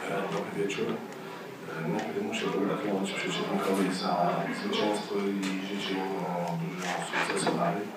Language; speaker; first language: Polish; non-native, fluent; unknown